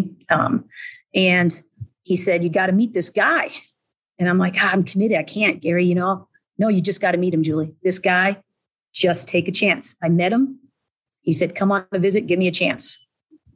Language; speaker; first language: English; native; English